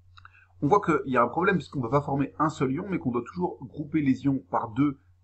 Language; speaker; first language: French; native; French